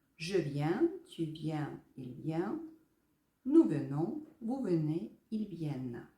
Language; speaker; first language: French; non-native, fluent; Ukrainian